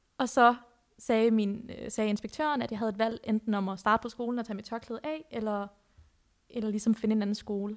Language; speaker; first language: Danish; early bilingual, other home language; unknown